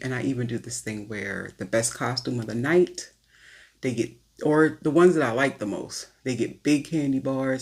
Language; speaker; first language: English; native; English